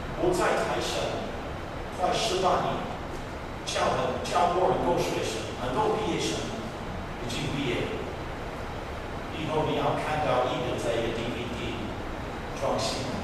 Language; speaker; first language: Chinese; non-native, fluent; English